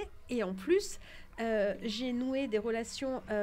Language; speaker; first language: French; native; French